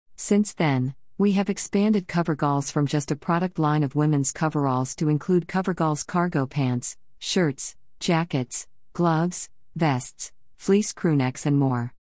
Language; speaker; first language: English; native; English